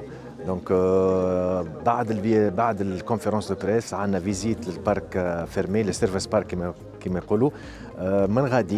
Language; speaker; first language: Arabic; native; Arabic